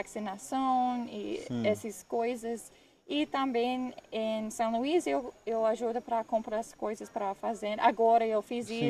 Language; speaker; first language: Portuguese; non-native, learner; English